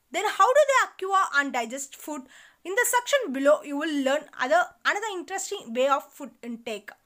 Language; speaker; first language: English; non-native, local second language; Tamil